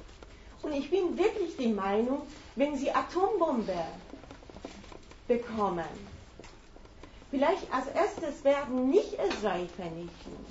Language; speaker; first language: German; non-native, fluent; Persian